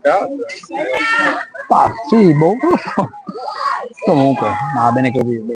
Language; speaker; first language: Italian; native; Italian